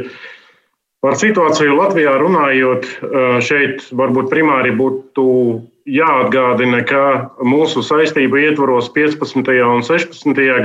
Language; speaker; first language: Latvian; non-native, local second language; Russian